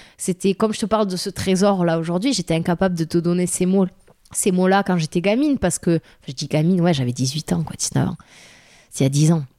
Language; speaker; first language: French; native; French